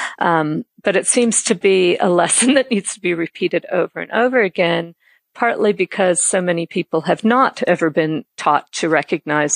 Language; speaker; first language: English; native; English